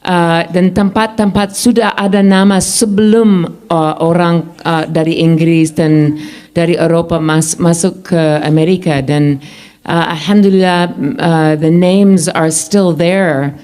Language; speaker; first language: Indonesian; non-native, fluent; English